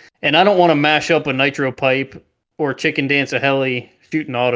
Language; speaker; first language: English; native; English